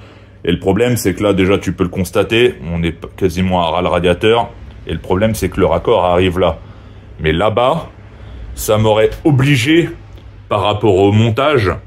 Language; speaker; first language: French; native; French